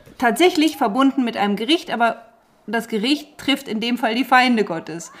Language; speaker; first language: German; native; German